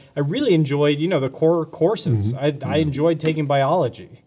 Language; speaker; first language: English; native; English